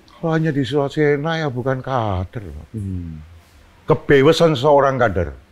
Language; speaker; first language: Indonesian; non-native, local second language; Javanese